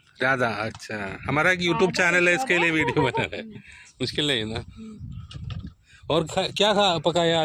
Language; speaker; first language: Hindi; non-native, local second language; Malayalam